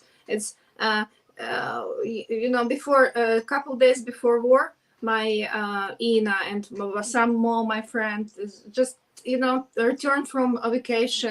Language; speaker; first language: English; non-native, learner; Ukrainian